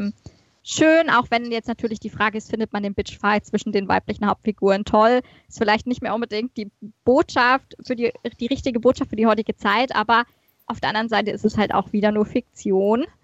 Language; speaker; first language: German; native; German